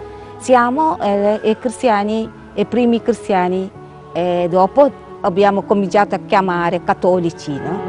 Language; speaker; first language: Italian; non-native, learner; Malayalam